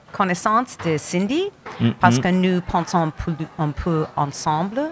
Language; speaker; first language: French; non-native, learner; English